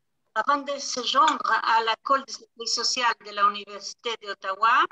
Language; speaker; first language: French; non-native, fluent; Spanish